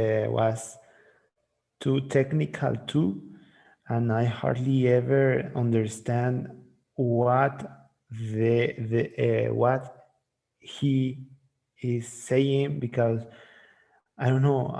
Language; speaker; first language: English; non-native, learner; Spanish